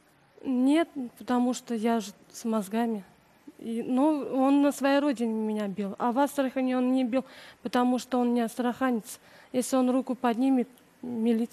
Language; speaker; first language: Russian; native; Russian